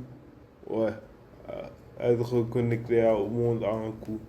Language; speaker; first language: French; non-native, learner; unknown